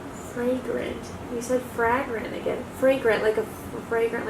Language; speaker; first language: English; native; English